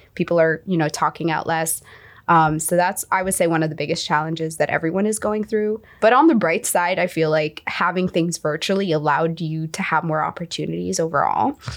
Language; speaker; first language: English; non-native, fluent; Arabic